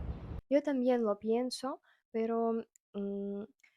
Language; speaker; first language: Spanish; non-native, fluent; Russian